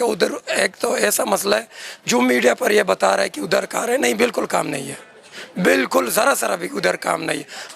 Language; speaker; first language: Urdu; non-native, local second language; Pashto